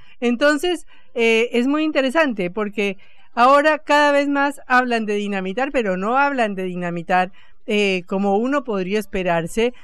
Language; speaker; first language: Spanish; native; Spanish